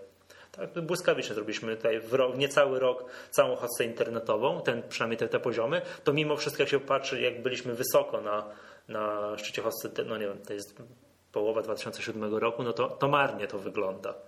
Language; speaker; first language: Polish; native; Polish